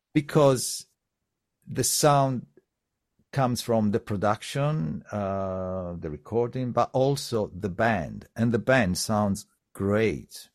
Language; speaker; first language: English; non-native, fluent; Italian